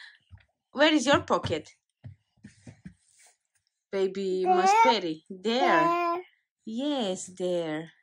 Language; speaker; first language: English; non-native, learner; Romanian